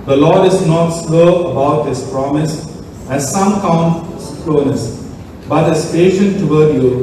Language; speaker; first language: English; non-native, local second language; Tamil